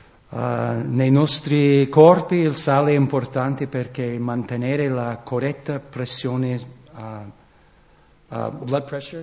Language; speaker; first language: Italian; non-native, learner; English